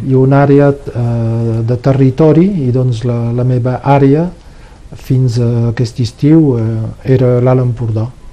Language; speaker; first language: Catalan; native; Catalan